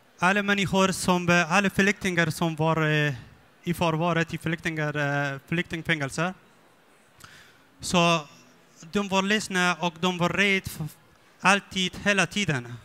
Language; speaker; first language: Swedish; non-native, learner; Persian